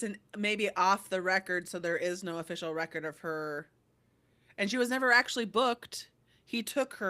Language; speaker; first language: English; native; English